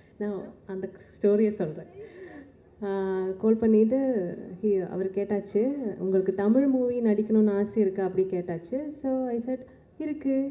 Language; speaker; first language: Tamil; non-native, learner; Malayalam